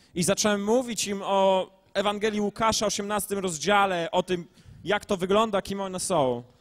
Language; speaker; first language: Polish; native; Polish